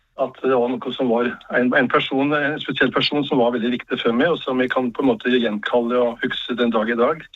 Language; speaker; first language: Norwegian; native; Norwegian